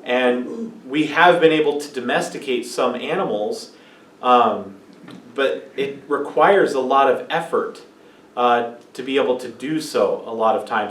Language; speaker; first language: English; native; English